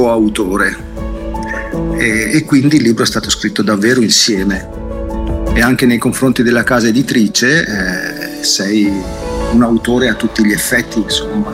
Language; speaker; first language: Italian; native; Italian